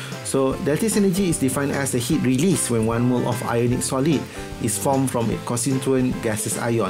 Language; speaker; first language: English; non-native, local second language; Malay